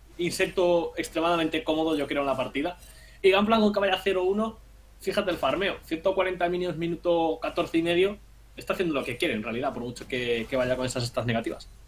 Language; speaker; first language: Spanish; native; Spanish